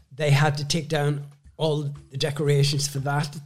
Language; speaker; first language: English; native; English